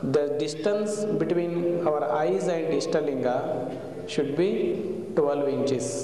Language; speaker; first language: English; non-native, local second language; Kannada